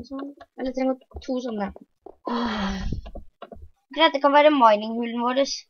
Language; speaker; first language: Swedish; non-native, learner; Norwegian